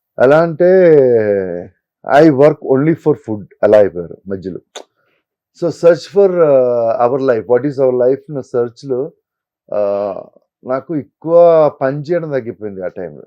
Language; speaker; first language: Telugu; non-native, learner; Malayalam